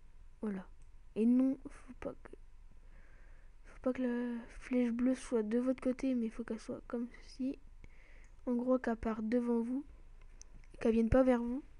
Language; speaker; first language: French; native; French